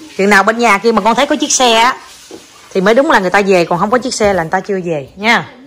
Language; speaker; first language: Vietnamese; native; Vietnamese